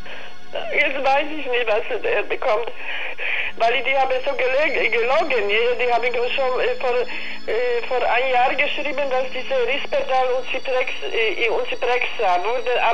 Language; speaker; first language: German; non-native, learner; Polish